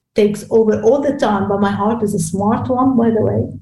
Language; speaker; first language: English; non-native, fluent; Arabic